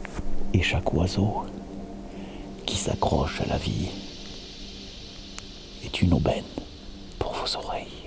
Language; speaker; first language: French; native; French